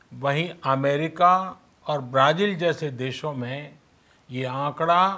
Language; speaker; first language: Hindi; non-native, local second language; Gujarati